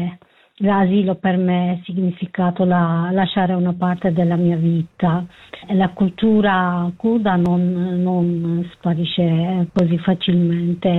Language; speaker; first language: Italian; non-native, learner; Kurdish